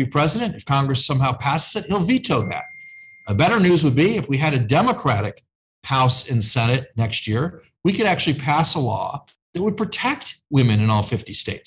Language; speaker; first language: English; native; English